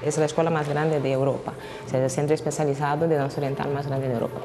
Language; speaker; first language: Spanish; non-native, fluent; Portuguese